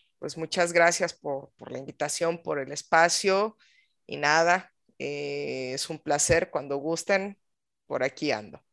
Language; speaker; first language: Spanish; native; Spanish